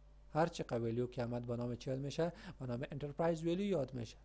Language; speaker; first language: Persian; non-native, local second language; Pashto